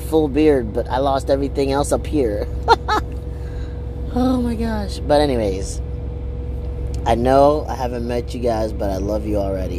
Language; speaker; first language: English; early bilingual, other home language; Kinyarwanda